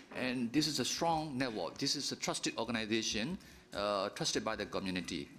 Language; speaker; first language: English; non-native, fluent; Burmese